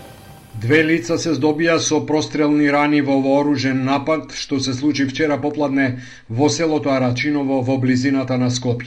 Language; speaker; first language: Macedonian; native; Macedonian